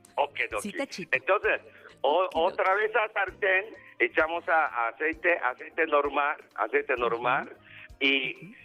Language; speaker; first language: Spanish; non-native, learner; Japanese